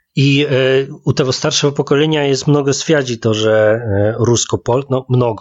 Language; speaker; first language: Polish; non-native, learner; Russian